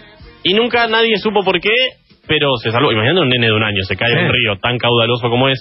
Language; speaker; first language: Spanish; native; Spanish